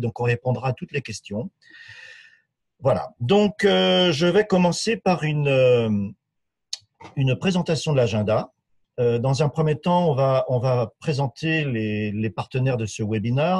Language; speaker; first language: French; native; French